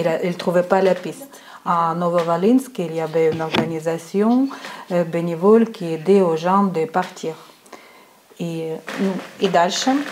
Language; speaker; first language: French; non-native, fluent; Ukrainian